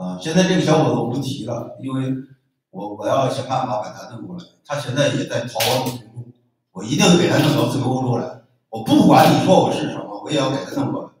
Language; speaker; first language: Chinese; native; Chinese